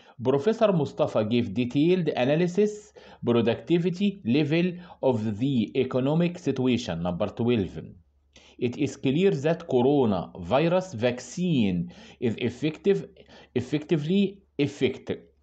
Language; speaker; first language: English; non-native, fluent; Arabic